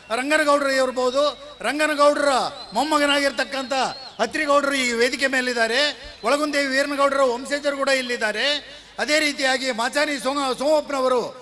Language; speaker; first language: Kannada; native; Kannada